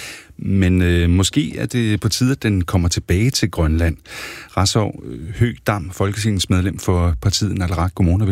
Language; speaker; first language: Danish; native; Danish